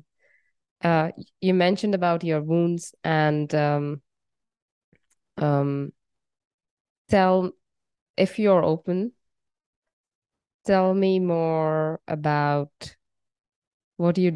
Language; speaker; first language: English; non-native, local second language; Bangla